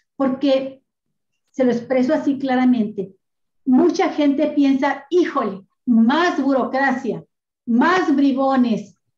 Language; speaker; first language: Spanish; native; Spanish